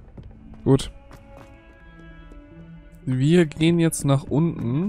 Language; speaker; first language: German; native; German